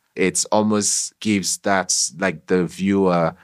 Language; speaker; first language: English; non-native, local second language; Yoruba